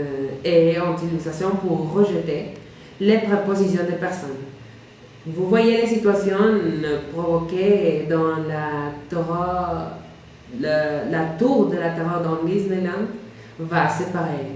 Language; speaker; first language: French; non-native, learner; Spanish